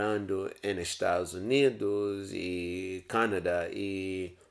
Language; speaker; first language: Portuguese; non-native, learner; English